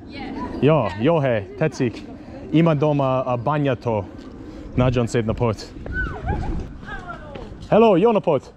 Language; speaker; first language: Hungarian; non-native, learner; English